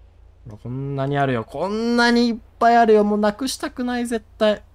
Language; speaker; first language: Japanese; native; Japanese